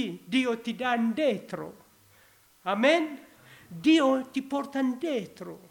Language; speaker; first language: Italian; non-native, learner; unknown